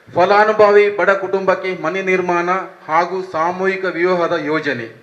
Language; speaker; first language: Kannada; native; Kannada